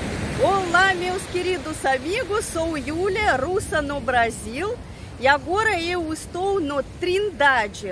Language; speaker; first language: Portuguese; non-native, fluent; Russian